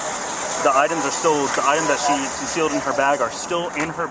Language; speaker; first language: English; native; English